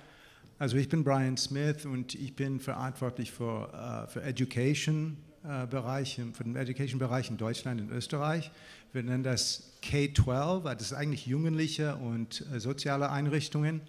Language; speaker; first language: German; non-native, fluent; English